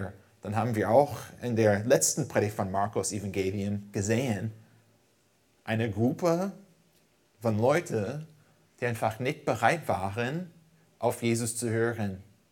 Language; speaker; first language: German; non-native, fluent; English